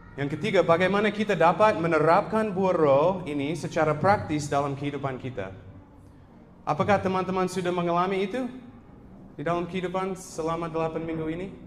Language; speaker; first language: Indonesian; non-native, fluent; English